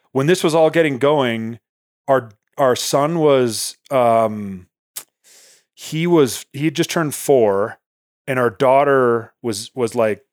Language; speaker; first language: English; native; English